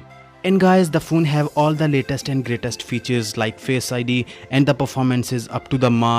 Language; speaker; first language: English; non-native, local second language; Urdu